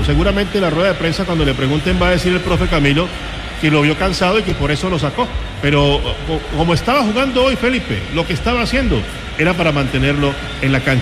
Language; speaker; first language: Spanish; native; Spanish